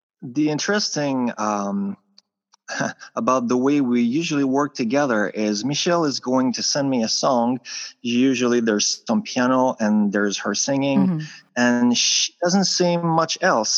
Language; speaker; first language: English; non-native, fluent; French